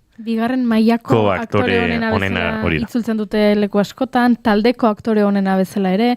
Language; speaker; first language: Basque; native; Basque